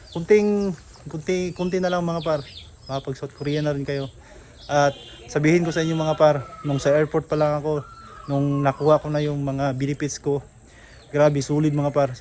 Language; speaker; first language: Filipino; non-native, local second language; Cebuano